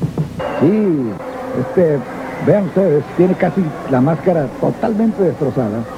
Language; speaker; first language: Spanish; native; Spanish